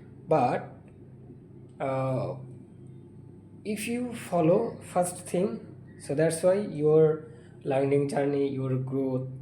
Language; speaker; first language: English; non-native, learner; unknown